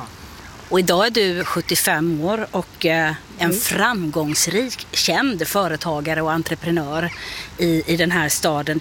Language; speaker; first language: Swedish; native; Swedish